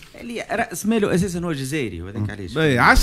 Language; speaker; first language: Arabic; native; Arabic